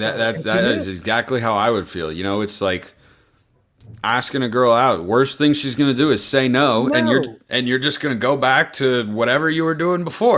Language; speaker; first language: English; native; English